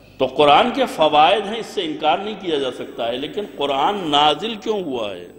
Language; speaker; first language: Urdu; native; Urdu